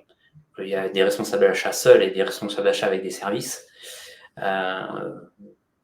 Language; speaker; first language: French; native; French